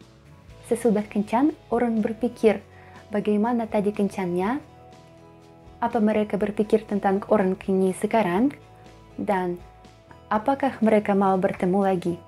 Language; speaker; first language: Indonesian; non-native, fluent; Russian